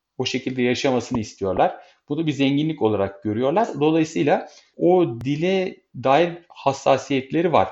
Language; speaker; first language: Turkish; native; Turkish